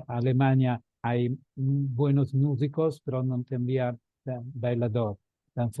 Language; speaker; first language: Spanish; non-native, fluent; Italian